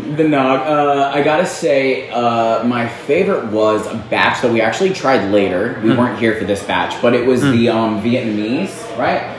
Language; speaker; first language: English; native; English